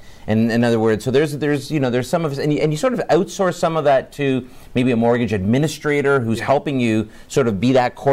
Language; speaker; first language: English; native; English